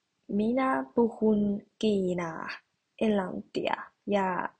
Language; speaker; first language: Finnish; non-native, learner; Chinese